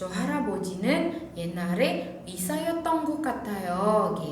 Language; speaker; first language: Korean; non-native, fluent; Indonesian